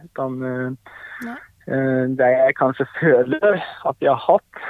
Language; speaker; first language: Norwegian; early bilingual, heritage; Swedish